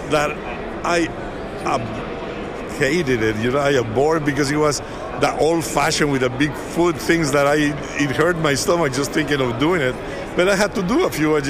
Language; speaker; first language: English; non-native, fluent; Spanish